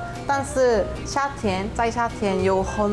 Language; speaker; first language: Chinese; non-native, learner; Korean